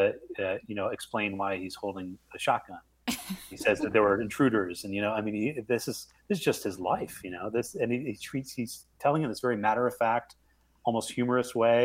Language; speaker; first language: English; native; English